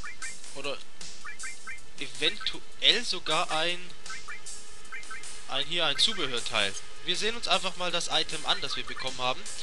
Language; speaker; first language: German; native; German